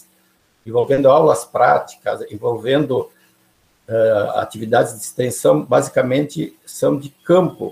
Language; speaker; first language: Portuguese; native; Portuguese